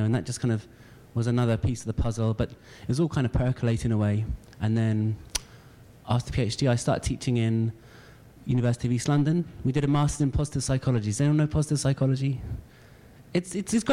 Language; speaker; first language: English; native; English